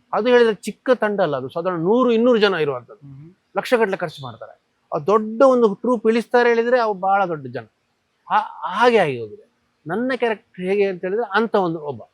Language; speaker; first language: Kannada; non-native, local second language; Tulu